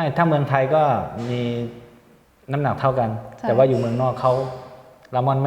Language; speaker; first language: Thai; native; Thai